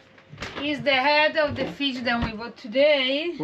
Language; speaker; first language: English; non-native, learner; Spanish